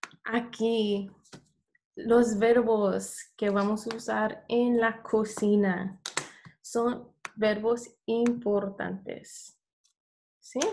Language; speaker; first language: Spanish; non-native, fluent; English